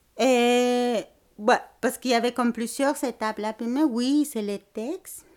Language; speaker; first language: French; non-native, fluent; Spanish